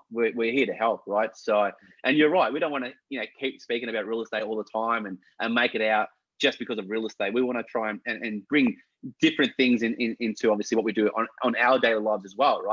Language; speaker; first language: English; native; English